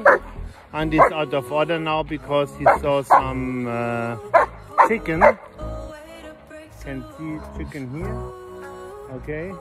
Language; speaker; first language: English; non-native, learner; German